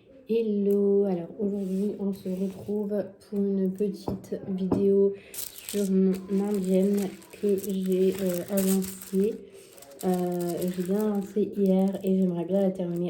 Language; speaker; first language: French; native; French